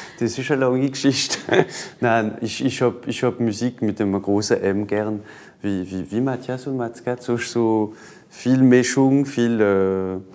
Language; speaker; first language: German; non-native, local second language; Swiss German